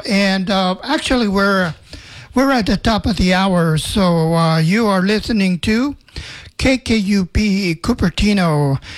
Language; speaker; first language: English; native; English